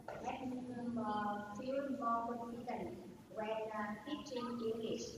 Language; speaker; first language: English; non-native, learner; Vietnamese